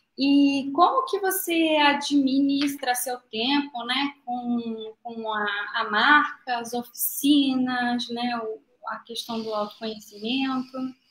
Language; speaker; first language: Portuguese; native; Portuguese